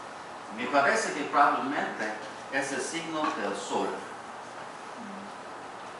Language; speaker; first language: Spanish; non-native, fluent; English